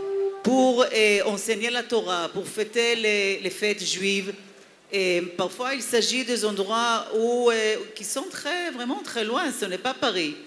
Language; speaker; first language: French; non-native, fluent; Hebrew